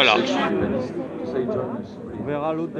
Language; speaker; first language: French; native; French